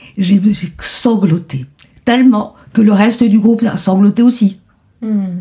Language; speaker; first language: French; non-native, fluent; Spanish